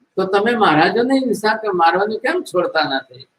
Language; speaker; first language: Hindi; non-native, local second language; Gujarati